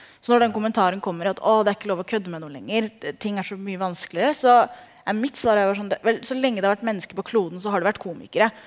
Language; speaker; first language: Norwegian; early bilingual, other home language; Somali